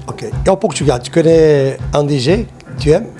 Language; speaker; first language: French; non-native, learner; Portuguese